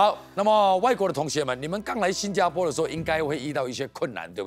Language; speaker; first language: Chinese; native; Chinese